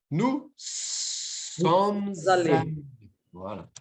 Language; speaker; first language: French; non-native, fluent; Portuguese